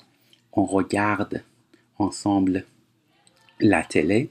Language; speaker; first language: French; non-native, fluent; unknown